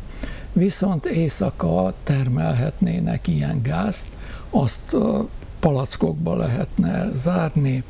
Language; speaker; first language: Hungarian; native; Hungarian